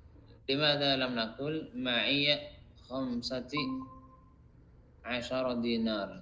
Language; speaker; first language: Arabic; non-native, fluent; Indonesian